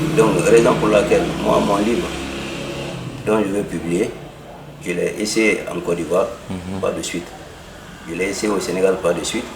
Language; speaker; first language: French; non-native, local second language; Mandingo